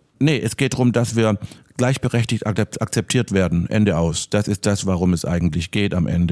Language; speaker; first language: German; native; German